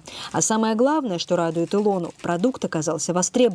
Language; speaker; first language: Russian; native; Russian